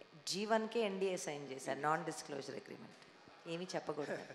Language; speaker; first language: Telugu; native; Telugu